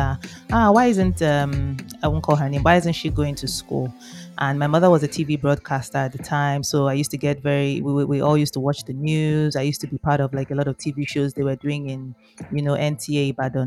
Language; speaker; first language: English; non-native, local second language; Yoruba